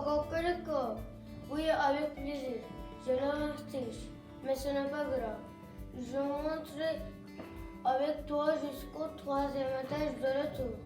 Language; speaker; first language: French; non-native, learner; Turkish